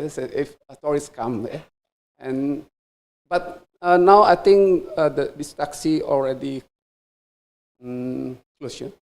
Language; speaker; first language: English; non-native, fluent; Indonesian